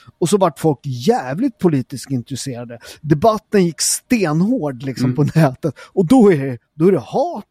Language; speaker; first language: Swedish; early bilingual, other home language; Italian